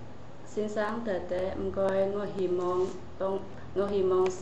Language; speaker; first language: Cantonese; non-native, learner; Indonesian